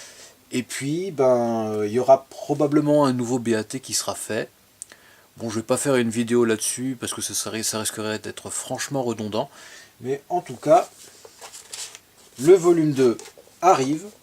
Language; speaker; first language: French; native; French